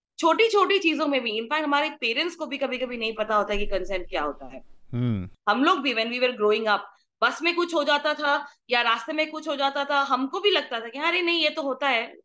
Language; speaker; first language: Hindi; native; Hindi